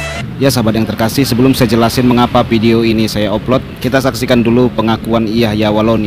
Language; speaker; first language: Indonesian; native; Indonesian